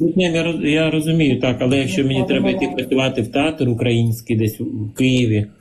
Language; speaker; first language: Ukrainian; non-native, local second language; Russian